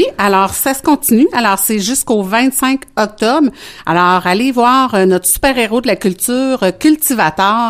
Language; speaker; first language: French; native; French